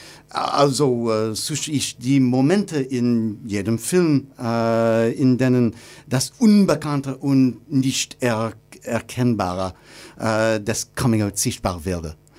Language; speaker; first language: German; non-native, learner; English